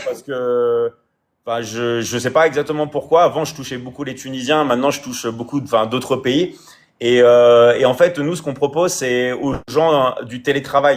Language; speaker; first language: French; native; French